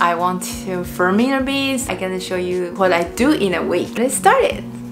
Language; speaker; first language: English; non-native, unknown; Chinese